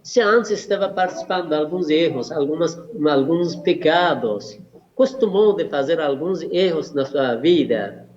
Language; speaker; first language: Portuguese; non-native, learner; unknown